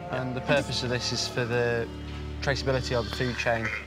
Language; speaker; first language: English; native; English